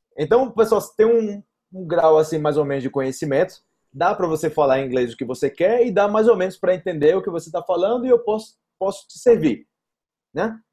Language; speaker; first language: Portuguese; native; Portuguese